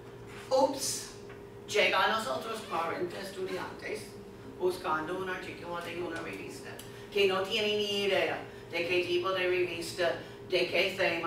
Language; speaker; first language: Spanish; non-native, fluent; English